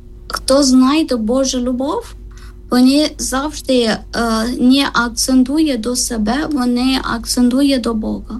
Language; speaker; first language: Ukrainian; non-native, learner; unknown